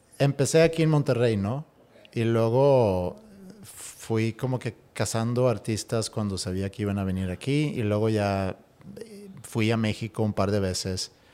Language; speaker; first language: Spanish; non-native, fluent; Swedish